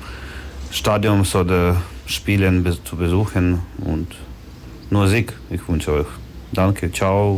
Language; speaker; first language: German; non-native, learner; Ukrainian